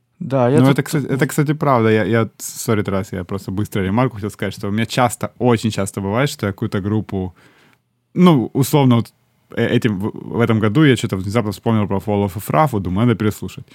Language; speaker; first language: Russian; native; Russian